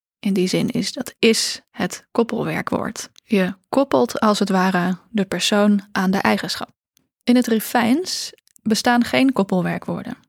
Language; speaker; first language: Dutch; native; Dutch